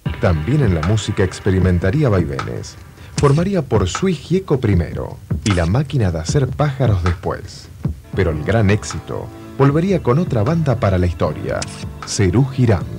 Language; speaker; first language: Spanish; native; Spanish